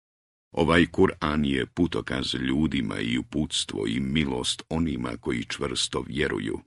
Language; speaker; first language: Croatian; native; Croatian